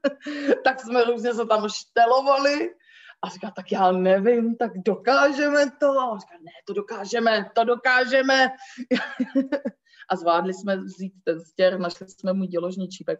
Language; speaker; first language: Czech; native; Czech